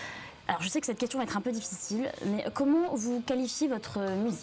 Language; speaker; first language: French; native; French